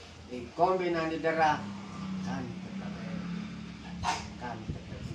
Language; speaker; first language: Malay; non-native, local second language; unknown